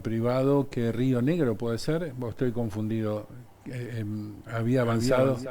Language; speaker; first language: Spanish; native; Spanish